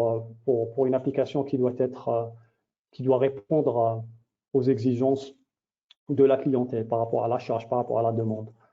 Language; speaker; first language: French; native; French